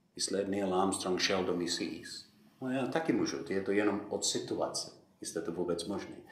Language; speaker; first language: Czech; non-native, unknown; English